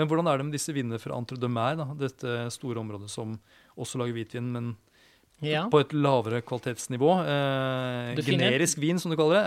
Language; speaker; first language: Norwegian; native; Norwegian